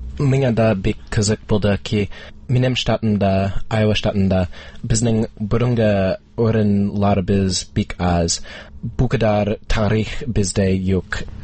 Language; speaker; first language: Tatar; non-native, fluent; English